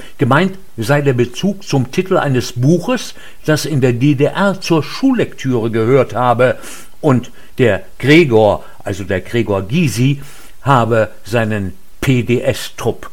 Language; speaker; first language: German; native; German